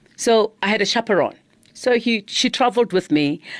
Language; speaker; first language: English; non-native, local second language; Zulu